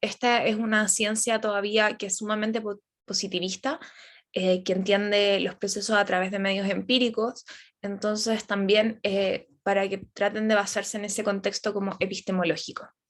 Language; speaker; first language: Spanish; native; Spanish